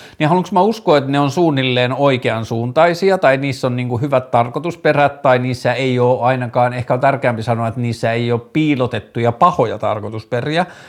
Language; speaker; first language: Finnish; native; Finnish